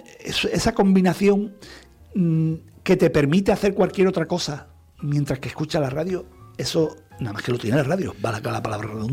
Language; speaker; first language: Spanish; native; Spanish